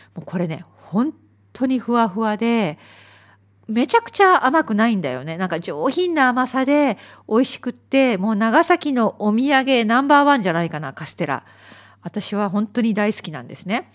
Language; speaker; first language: Japanese; native; Japanese